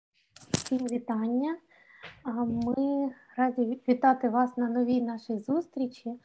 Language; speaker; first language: Ukrainian; native; Ukrainian